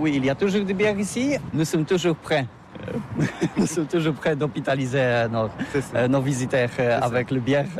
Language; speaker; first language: French; non-native, learner; Polish